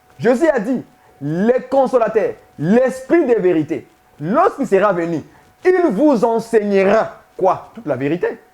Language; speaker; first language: French; non-native, local second language; Swahili